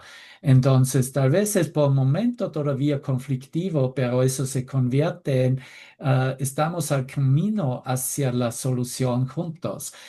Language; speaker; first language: Spanish; non-native, fluent; German